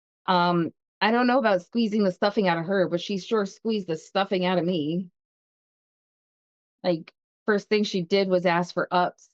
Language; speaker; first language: English; native; English